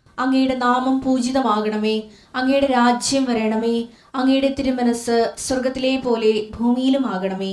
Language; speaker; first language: Malayalam; native; Malayalam